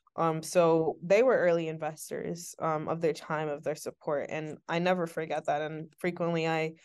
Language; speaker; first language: English; native; English